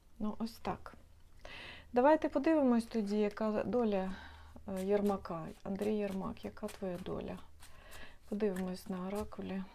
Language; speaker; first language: Ukrainian; non-native, local second language; Russian